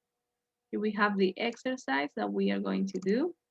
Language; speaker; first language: English; non-native, fluent; Spanish